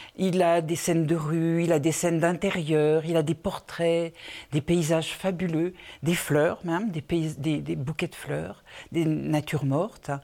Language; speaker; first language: French; native; French